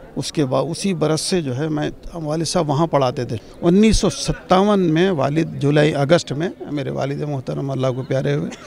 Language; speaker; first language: Hindi; non-native, local second language; Urdu